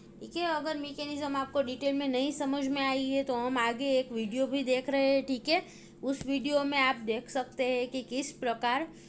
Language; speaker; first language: Hindi; non-native, local second language; Gujarati